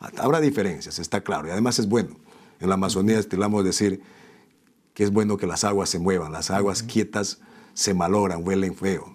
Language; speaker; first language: Spanish; native; Spanish